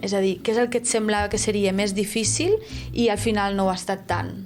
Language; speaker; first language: Catalan; native; Catalan